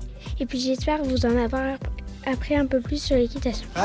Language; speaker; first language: French; native; French